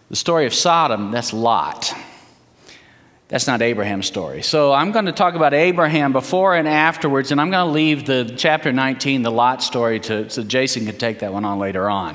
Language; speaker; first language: English; early bilingual, heritage; English